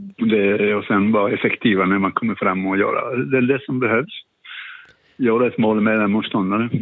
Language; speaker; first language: Swedish; non-native, fluent; Spanish